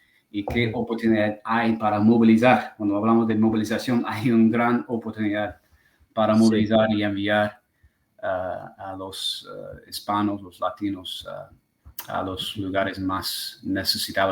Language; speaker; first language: Spanish; non-native, fluent; English